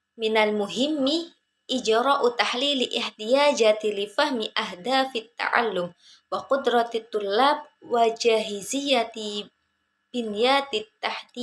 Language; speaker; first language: Arabic; non-native, learner; Indonesian